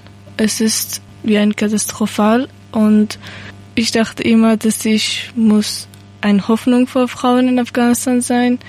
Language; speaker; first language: German; non-native, learner; Persian